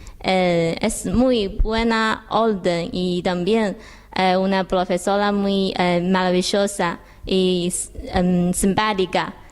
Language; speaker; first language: Spanish; non-native, learner; Chinese